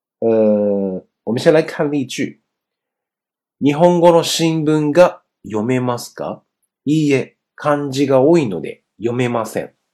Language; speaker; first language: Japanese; non-native, fluent; Chinese